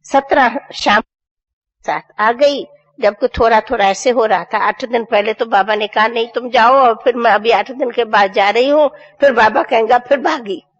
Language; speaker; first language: Hindi; non-native, local second language; Sindhi